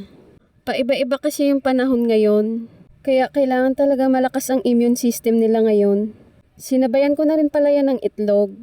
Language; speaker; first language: Filipino; native; Filipino